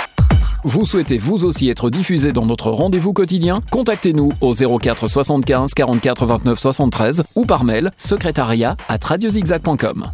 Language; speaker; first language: French; native; French